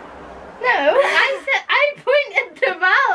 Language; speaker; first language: English; native; English